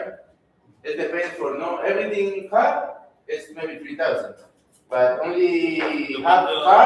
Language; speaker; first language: English; non-native, learner; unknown